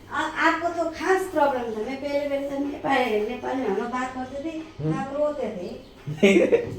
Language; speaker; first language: Hindi; non-native, local second language; Nepali